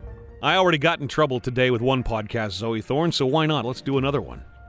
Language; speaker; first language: English; native; English